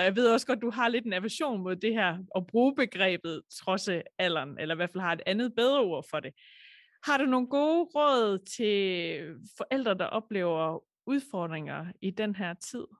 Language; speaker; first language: Danish; native; Danish